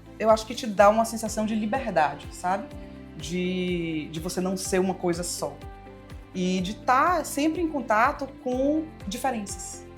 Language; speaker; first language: Portuguese; early bilingual, heritage; Portuguese